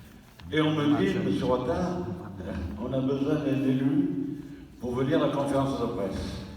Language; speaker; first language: French; native; French